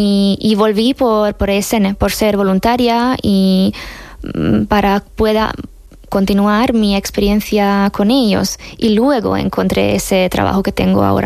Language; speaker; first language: Spanish; non-native, fluent; Hungarian